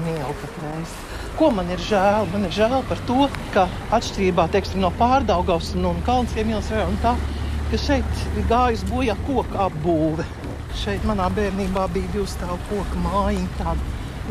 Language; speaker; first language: Latvian; native; Latvian